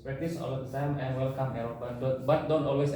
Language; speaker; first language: English; non-native, learner; Indonesian